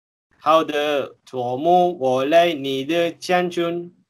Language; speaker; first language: Chinese; non-native, learner; Malay